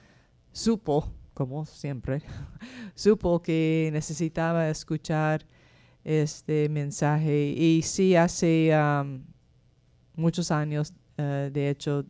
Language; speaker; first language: Spanish; non-native, fluent; English